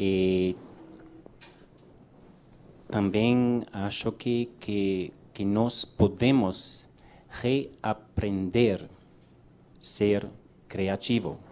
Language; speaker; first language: Portuguese; non-native, learner; English